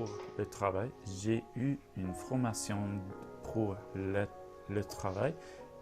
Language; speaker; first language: French; non-native, learner; English